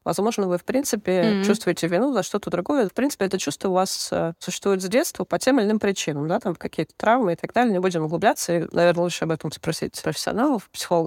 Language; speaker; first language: Russian; native; Russian